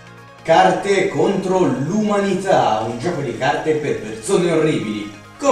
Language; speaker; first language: Italian; native; Italian